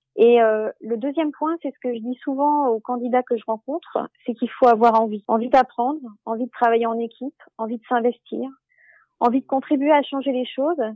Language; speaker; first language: French; native; French